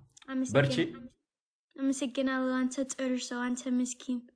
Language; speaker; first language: Amharic; non-native, learner; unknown